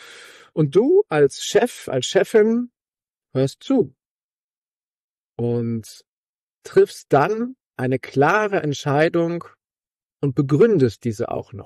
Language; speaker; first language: German; native; German